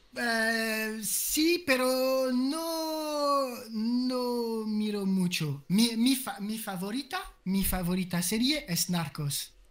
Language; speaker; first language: Spanish; non-native, learner; French